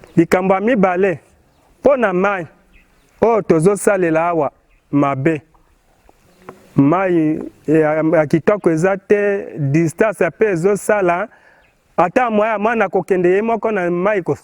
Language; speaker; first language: Lingala; non-native, local second language; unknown